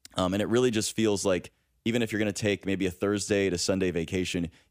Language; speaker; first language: English; native; English